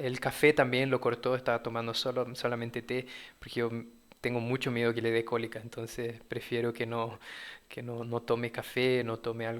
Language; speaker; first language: Spanish; early bilingual, heritage; Portuguese